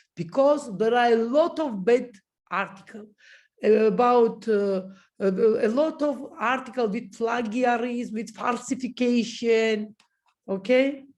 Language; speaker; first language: English; non-native, learner; Georgian